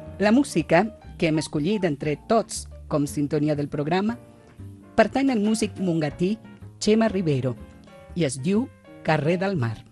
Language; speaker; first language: Catalan; non-native, fluent; Spanish